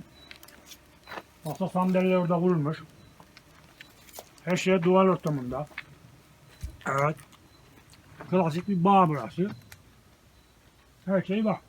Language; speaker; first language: Turkish; native; Turkish